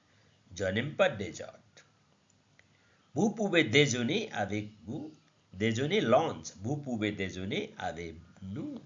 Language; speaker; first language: French; non-native, learner; Nepali